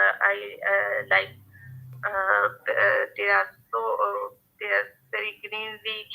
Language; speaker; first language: English; non-native, learner; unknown